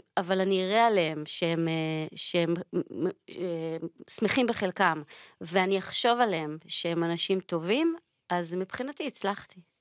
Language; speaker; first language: Hebrew; native; Hebrew